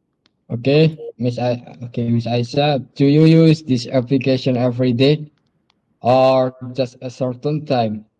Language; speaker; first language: English; non-native, learner; Indonesian